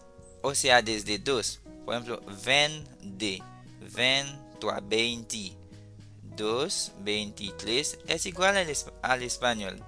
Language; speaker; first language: Spanish; non-native, fluent; Haitian Creole